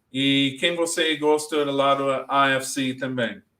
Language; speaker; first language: Portuguese; non-native, learner; English